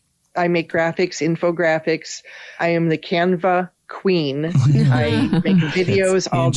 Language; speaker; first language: English; native; English